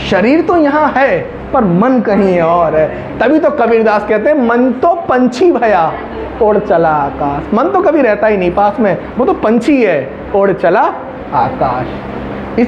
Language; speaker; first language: Hindi; native; Hindi